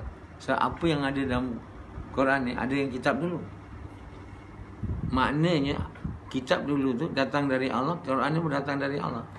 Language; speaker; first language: Malay; native; Malay